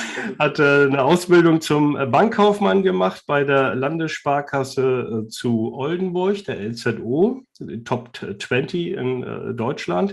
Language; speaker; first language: German; native; German